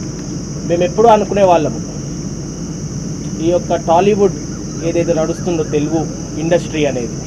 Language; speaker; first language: Telugu; native; Telugu